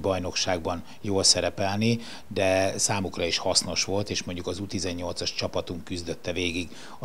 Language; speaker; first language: Hungarian; native; Hungarian